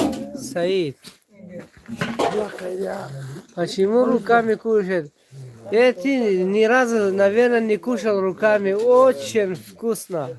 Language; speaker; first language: Russian; non-native, local second language; Tajik